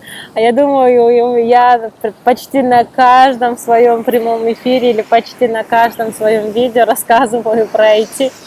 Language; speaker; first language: Russian; non-native, local second language; Kyrgyz